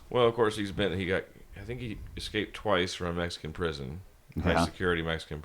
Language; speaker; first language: English; native; English